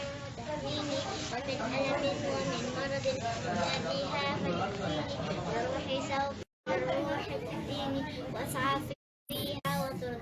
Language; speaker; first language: Arabic; non-native, learner; Indonesian